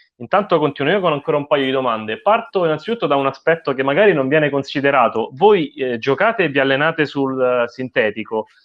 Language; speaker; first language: Italian; native; Italian